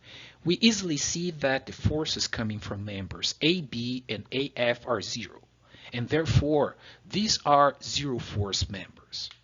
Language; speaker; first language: English; non-native, fluent; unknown